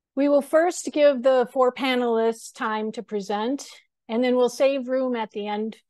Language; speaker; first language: English; native; English